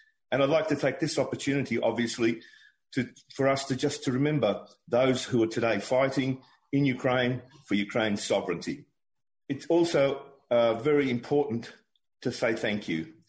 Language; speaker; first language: English; early bilingual, other home language; Ukrainian